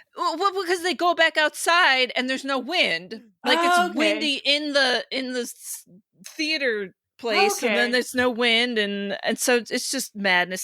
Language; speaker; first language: English; native; English